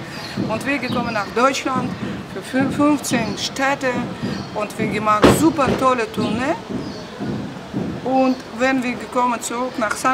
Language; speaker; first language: German; non-native, learner; Russian